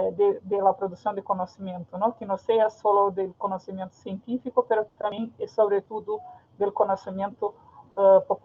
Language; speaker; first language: Spanish; non-native, fluent; Portuguese